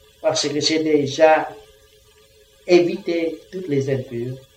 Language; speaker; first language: French; non-native, learner; Vietnamese